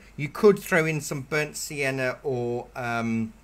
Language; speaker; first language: English; native; English